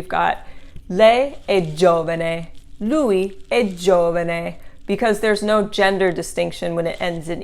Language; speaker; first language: Italian; non-native, fluent; English